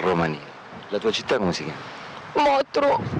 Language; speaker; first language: Italian; native; Italian